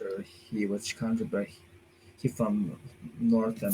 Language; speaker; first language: English; non-native, learner; Chinese